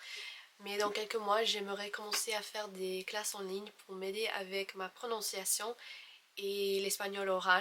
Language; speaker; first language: French; non-native, fluent; English